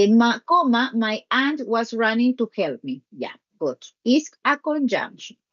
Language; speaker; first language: English; non-native, learner; Spanish